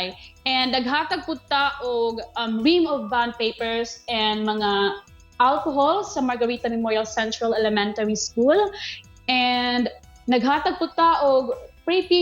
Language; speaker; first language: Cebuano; native; Cebuano